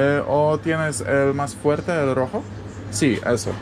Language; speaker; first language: Spanish; non-native, learner; Polish